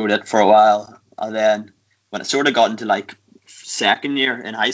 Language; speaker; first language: English; native; English